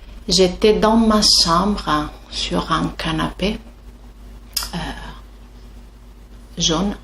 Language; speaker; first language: French; non-native, fluent; Italian